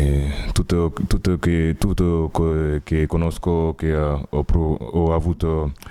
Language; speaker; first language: Italian; non-native, learner; French